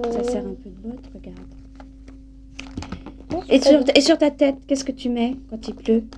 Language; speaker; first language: French; native; French